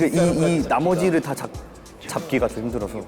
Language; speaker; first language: Korean; native; Korean